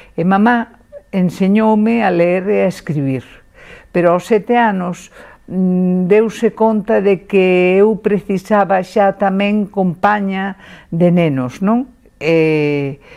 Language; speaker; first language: Galician; native; Galician